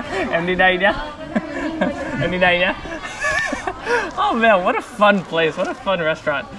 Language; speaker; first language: Vietnamese; non-native, fluent; English